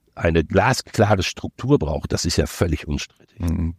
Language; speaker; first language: German; native; German